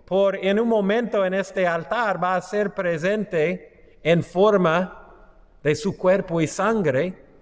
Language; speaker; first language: Spanish; non-native, fluent; English